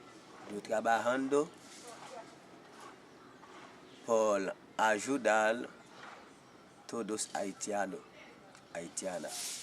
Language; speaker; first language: Spanish; non-native, learner; Haitian Creole